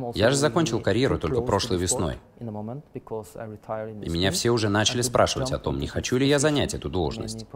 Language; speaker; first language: Russian; non-native, fluent; Norwegian